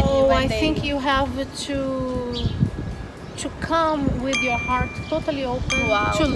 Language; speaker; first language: English; non-native, learner; Portuguese